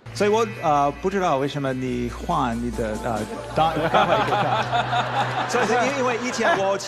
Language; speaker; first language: Chinese; non-native, learner; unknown